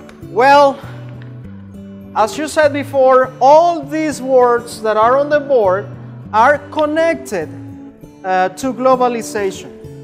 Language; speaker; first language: English; non-native, fluent; Spanish